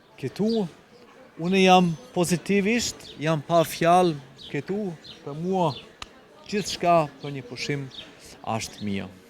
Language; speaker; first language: Albanian; non-native, fluent; German